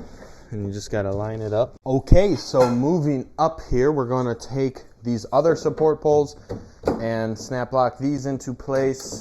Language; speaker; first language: English; native; English